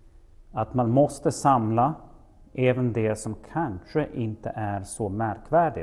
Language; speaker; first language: Swedish; non-native, fluent; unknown